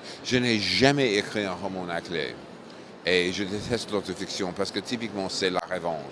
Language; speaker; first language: French; non-native, fluent; English